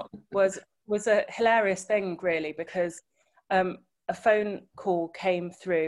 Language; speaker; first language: English; native; English